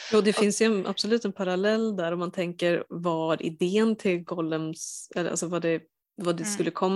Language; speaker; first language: Swedish; native; Swedish